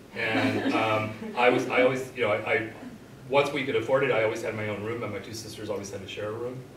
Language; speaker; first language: English; native; English